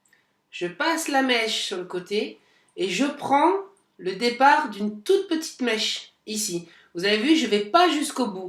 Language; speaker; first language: French; native; French